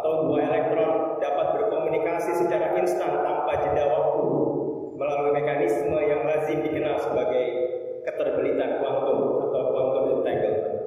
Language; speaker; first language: Indonesian; native; Indonesian